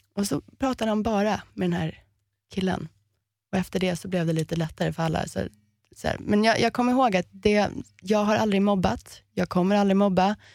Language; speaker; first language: Swedish; early bilingual, heritage; Swedish